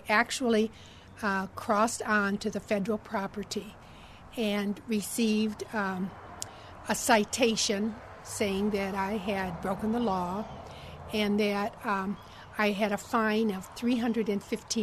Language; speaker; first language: English; native; English